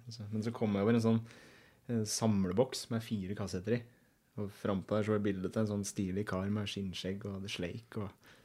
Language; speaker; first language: Norwegian; native; Norwegian